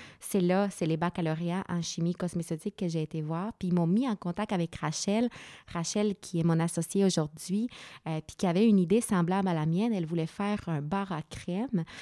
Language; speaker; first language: French; non-native, fluent; Spanish